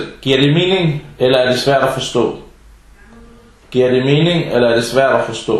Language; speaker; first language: Danish; non-native, fluent; Arabic